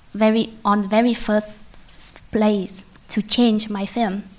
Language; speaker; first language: English; non-native, learner; Vietnamese